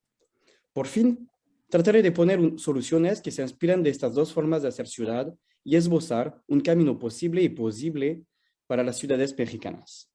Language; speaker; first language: Spanish; non-native, fluent; French